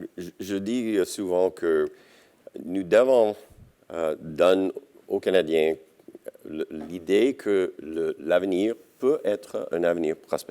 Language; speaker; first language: French; non-native, local second language; English